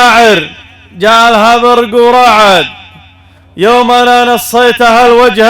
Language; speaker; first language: Arabic; native; Arabic